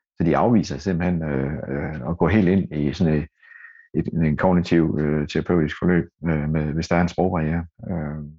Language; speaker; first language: Danish; native; Danish